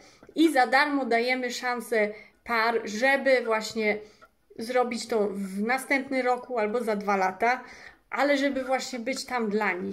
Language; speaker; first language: Polish; early bilingual, heritage; English